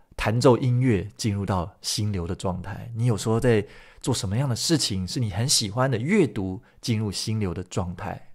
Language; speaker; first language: Chinese; early bilingual, other home language; Min Nan Chinese